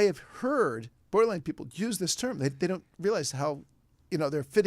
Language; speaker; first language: English; native; English